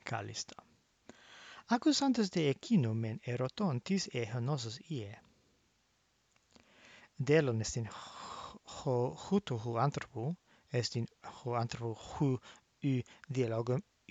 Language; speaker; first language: Greek; non-native, fluent; English